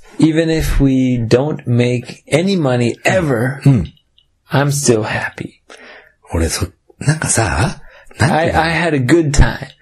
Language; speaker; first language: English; native; English